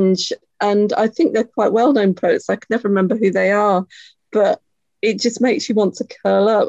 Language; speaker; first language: English; native; English